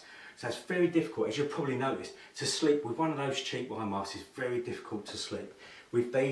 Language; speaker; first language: English; native; English